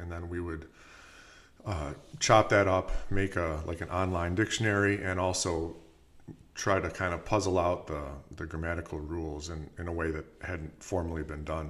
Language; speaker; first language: English; native; English